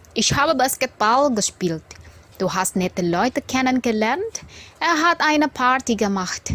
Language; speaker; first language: German; non-native, fluent; Indonesian